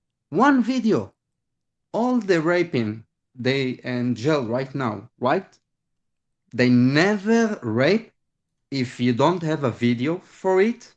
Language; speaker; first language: English; non-native, learner; Hebrew